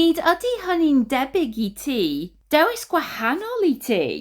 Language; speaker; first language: Welsh; non-native, fluent; English